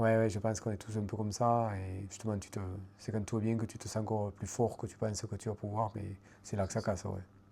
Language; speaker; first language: French; native; French